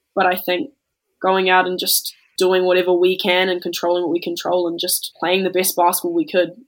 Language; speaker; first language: English; native; English